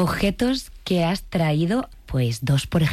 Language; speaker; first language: Spanish; native; Spanish